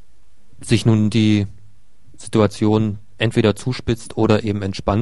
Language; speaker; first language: German; native; German